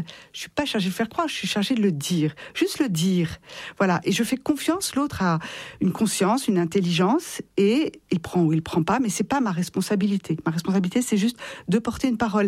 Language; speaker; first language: French; native; French